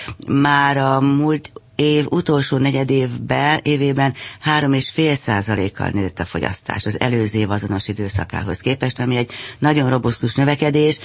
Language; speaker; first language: Hungarian; native; Hungarian